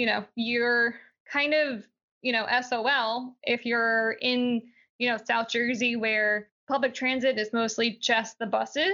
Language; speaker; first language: English; native; English